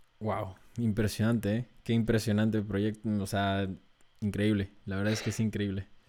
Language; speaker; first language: Spanish; native; Spanish